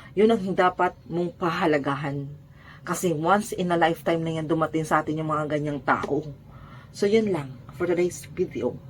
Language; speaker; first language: Filipino; native; Filipino